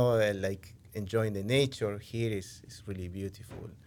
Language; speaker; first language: English; non-native, learner; Spanish